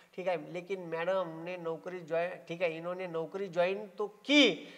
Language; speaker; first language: Hindi; non-native, local second language; Marathi